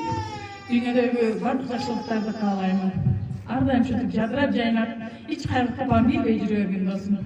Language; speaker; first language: Kyrgyz; native; Kyrgyz